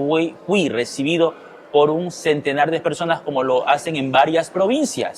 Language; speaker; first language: Spanish; native; Spanish